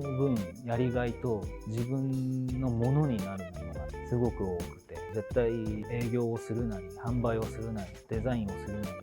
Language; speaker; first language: Japanese; non-native, fluent; Korean